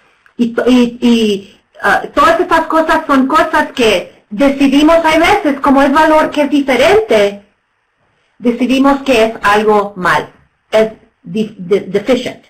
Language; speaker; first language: Spanish; non-native, fluent; English